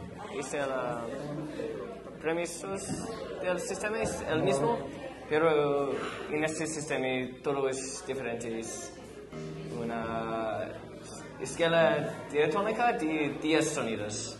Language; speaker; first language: Spanish; non-native, learner; English